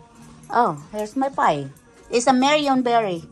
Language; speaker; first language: English; non-native, learner; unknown